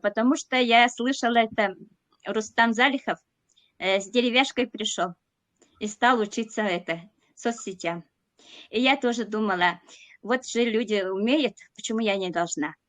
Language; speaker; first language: Russian; non-native, local second language; Yakut